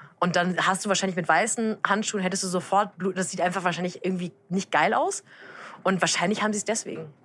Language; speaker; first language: German; native; German